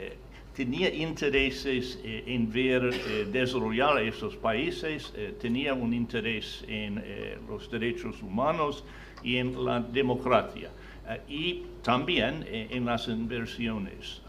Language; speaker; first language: Spanish; non-native, fluent; English